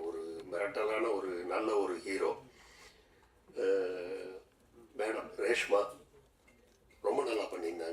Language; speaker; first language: Tamil; native; Tamil